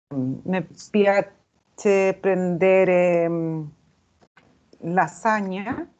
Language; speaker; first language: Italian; non-native, learner; Spanish